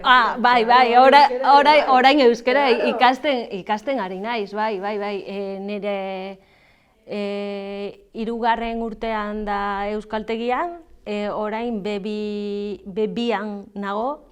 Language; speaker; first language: Basque; non-native, learner; Galician